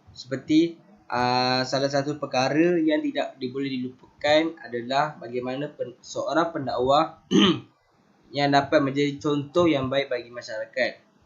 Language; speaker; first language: Malay; native; Malay